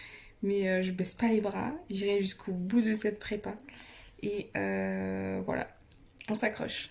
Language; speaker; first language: French; native; French